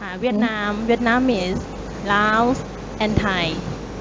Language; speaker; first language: English; non-native, learner; Thai